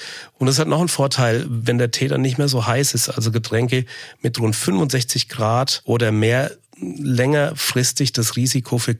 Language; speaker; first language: German; native; German